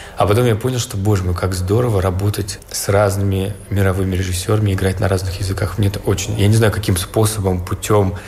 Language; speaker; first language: Russian; native; Russian